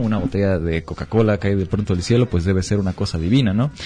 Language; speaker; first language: Spanish; native; Spanish